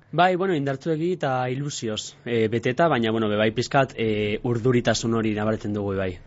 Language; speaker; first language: Basque; non-native, local second language; Spanish